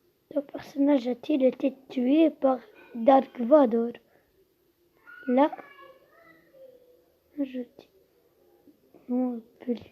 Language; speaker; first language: French; non-native, local second language; Arabic